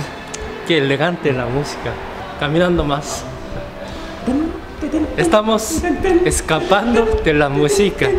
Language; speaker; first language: Spanish; non-native, fluent; Korean